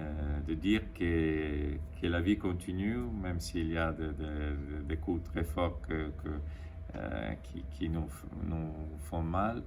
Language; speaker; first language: French; non-native, fluent; Italian